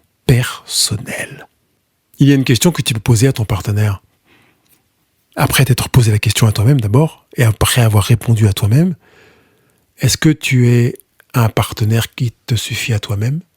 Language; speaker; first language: French; native; French